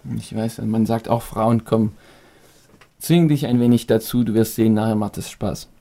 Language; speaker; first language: German; non-native, fluent; French